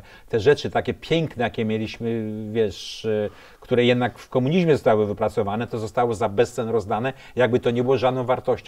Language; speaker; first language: Polish; native; Polish